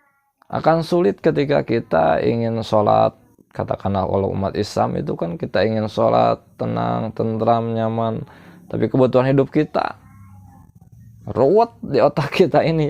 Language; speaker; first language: Indonesian; non-native, local second language; Sundanese